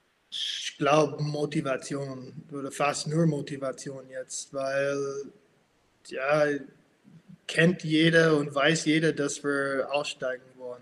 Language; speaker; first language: German; non-native, fluent; English